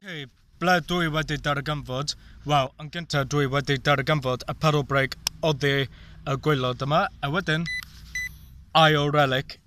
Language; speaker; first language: Welsh; non-native, learner; English